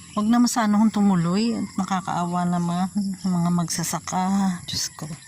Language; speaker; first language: Filipino; native; Filipino